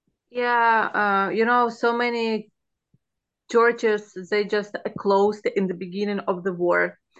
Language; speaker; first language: English; non-native, fluent; Ukrainian